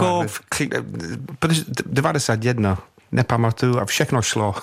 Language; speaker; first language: Czech; non-native, fluent; English